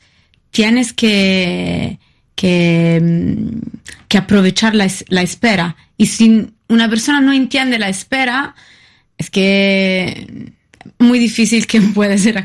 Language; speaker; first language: Spanish; non-native, fluent; Italian